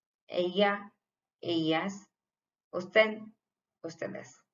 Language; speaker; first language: Spanish; non-native, fluent; Hindi